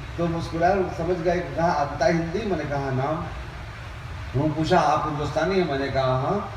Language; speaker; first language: Urdu; native; Urdu